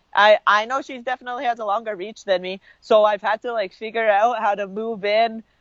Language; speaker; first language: English; early bilingual, other home language; Lithuanian